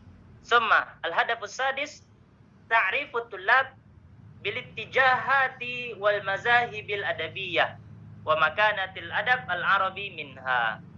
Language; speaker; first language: Arabic; non-native, learner; Indonesian